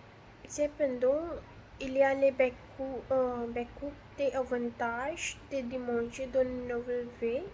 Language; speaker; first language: French; non-native, learner; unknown